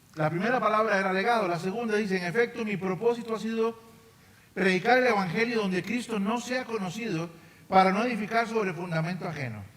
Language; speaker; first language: Spanish; native; Spanish